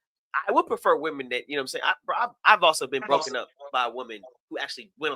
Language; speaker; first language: English; native; English